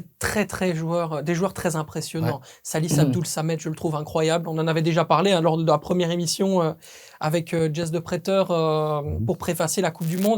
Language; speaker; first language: French; native; French